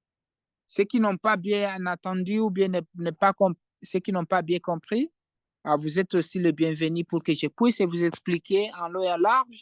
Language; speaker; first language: French; non-native, fluent; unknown